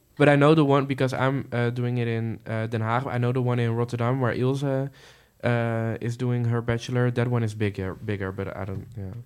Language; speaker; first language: English; non-native, fluent; Dutch